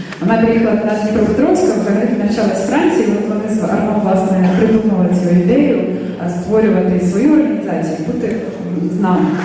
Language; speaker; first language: Ukrainian; native; Ukrainian